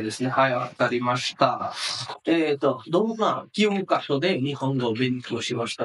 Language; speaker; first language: Japanese; non-native, fluent; Bangla